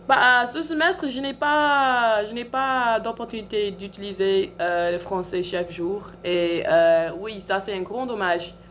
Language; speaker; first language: French; non-native, fluent; English